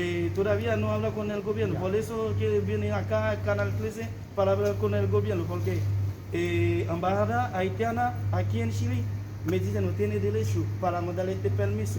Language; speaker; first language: Spanish; non-native, learner; Haitian Creole